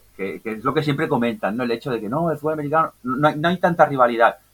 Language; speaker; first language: Spanish; native; Spanish